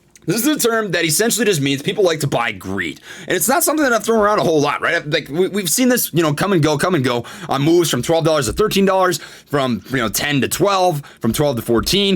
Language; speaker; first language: English; native; English